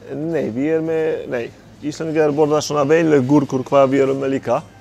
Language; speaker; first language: Icelandic; non-native, learner; Polish